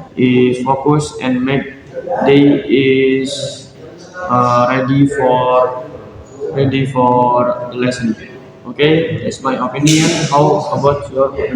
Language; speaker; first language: English; non-native, learner; Indonesian